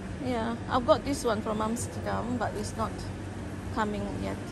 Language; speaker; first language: English; non-native, fluent; Indonesian